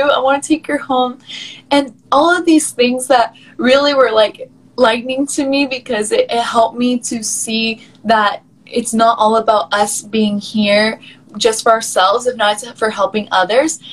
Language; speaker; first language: English; early bilingual, other home language; Spanish